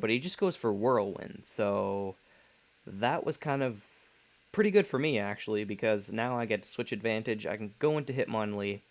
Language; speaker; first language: English; native; English